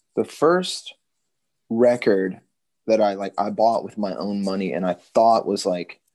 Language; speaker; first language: English; native; English